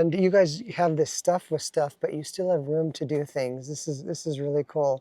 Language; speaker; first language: English; native; English